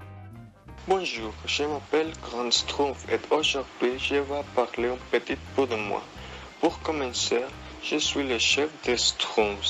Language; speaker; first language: French; non-native, learner; Spanish